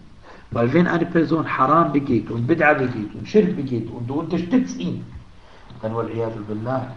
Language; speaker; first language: German; non-native, fluent; Arabic